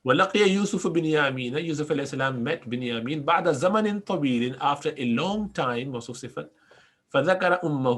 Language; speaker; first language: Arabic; non-native, fluent; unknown